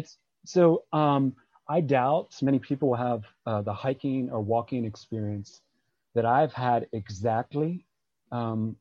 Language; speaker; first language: English; native; English